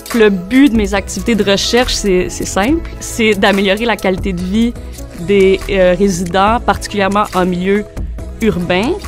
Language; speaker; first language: French; native; French